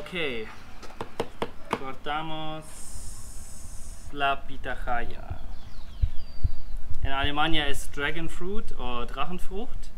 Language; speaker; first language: Spanish; non-native, learner; German